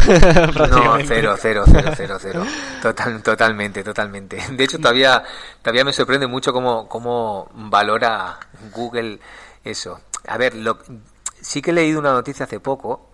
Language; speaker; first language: Spanish; native; Spanish